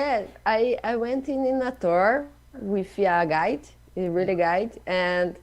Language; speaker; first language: English; non-native, learner; Portuguese